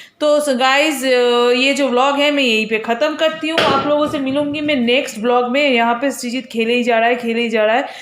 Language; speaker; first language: Hindi; non-native, local second language; Bangla